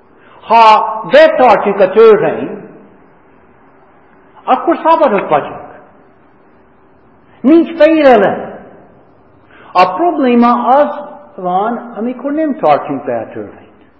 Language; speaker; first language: Hungarian; non-native, fluent; English